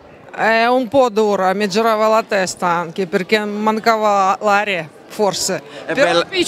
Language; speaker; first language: Italian; non-native, learner; Russian